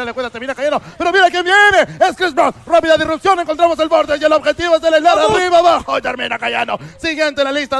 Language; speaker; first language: Spanish; native; Spanish